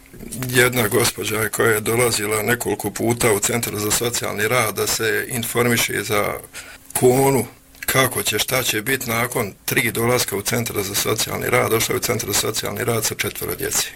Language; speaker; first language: Bosnian; native; Bosnian